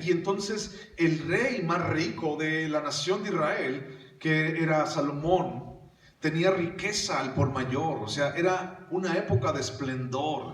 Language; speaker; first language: Spanish; native; Spanish